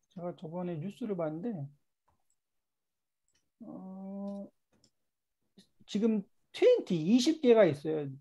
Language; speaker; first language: Korean; native; Korean